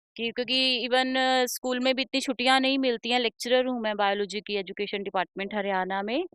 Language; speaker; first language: Hindi; native; Hindi